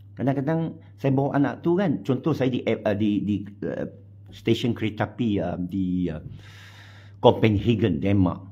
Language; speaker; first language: Malay; non-native, local second language; Chinese